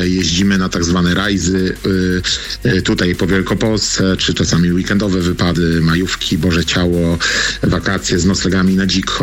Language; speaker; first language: Polish; native; Polish